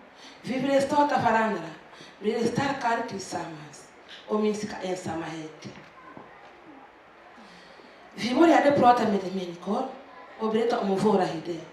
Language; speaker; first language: Swedish; non-native, fluent; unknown